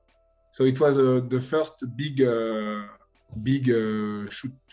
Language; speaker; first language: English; non-native, learner; French